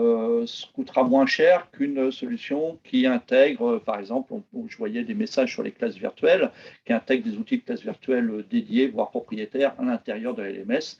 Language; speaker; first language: French; native; French